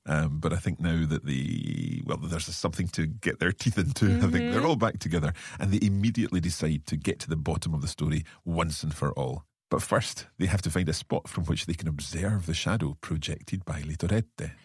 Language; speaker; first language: English; native; English